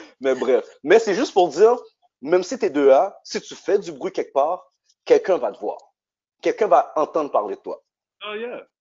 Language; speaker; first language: French; native; French